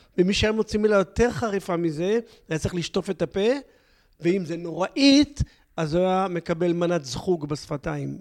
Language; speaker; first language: Hebrew; native; Hebrew